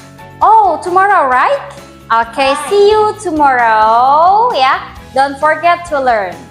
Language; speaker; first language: English; non-native, learner; Indonesian